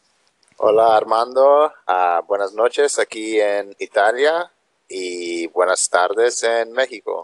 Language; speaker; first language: Spanish; non-native, learner; English